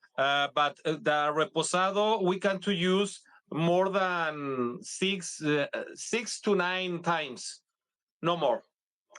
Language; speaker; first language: English; non-native, learner; Spanish